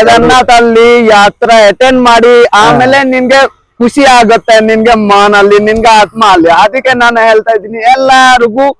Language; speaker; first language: Kannada; non-native, learner; Bangla